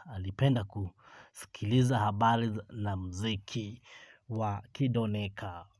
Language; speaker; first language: Swahili; non-native, local second language; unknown